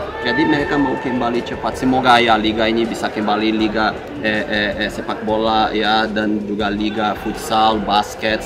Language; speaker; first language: Indonesian; non-native, fluent; Portuguese